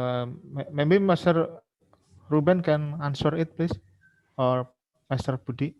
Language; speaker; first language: English; non-native, learner; Indonesian